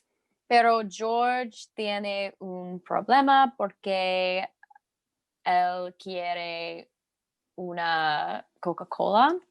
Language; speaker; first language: Spanish; non-native, learner; English